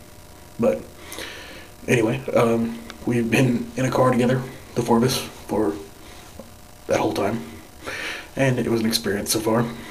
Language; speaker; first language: English; native; English